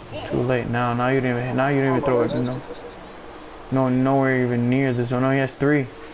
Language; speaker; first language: English; early bilingual, other home language; Spanish